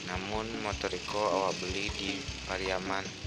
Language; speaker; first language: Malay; non-native, local second language; Minangkabau